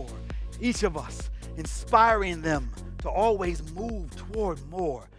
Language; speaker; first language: English; native; English